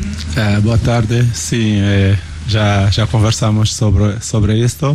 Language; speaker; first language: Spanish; non-native, learner; Portuguese